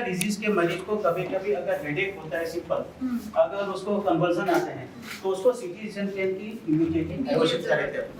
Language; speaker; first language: Hindi; non-native, local second language; Gujarati